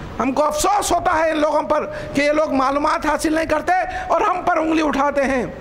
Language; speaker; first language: Urdu; native; Urdu